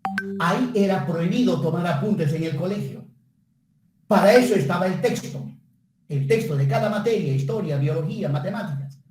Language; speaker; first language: Spanish; native; Spanish